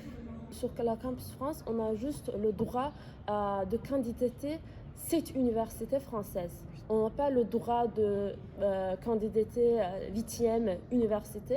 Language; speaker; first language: French; non-native, fluent; Azerbaijani